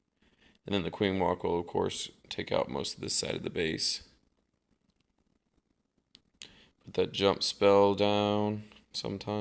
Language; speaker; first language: English; native; English